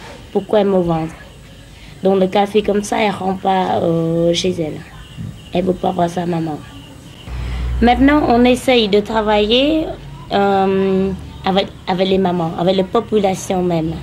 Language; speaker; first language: French; non-native, learner; Khmer